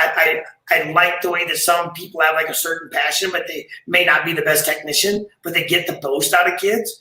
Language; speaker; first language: English; native; English